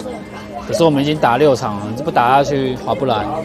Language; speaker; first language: Chinese; native; Chinese